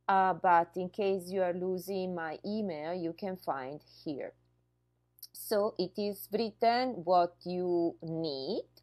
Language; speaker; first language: English; non-native, fluent; Italian